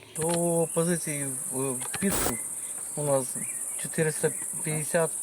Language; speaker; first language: Ukrainian; native; Ukrainian